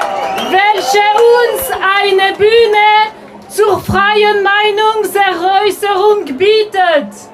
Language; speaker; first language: German; non-native, local second language; French